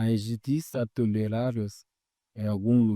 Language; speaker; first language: Portuguese; non-native, fluent; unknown